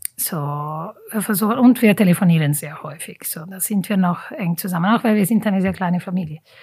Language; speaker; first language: German; non-native, fluent; Italian